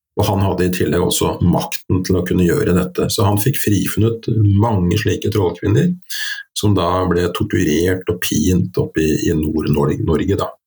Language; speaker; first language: Norwegian; native; Norwegian